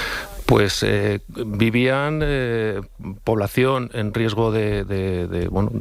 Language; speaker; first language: Spanish; native; Spanish